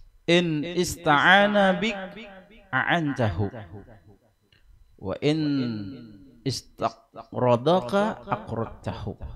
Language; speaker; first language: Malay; non-native, local second language; Banjar